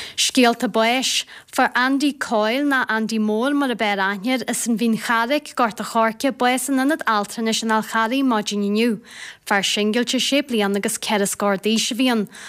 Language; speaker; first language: Irish; native; Irish